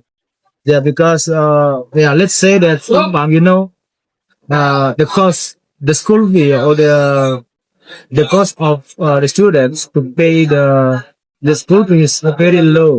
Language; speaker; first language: English; non-native, fluent; Indonesian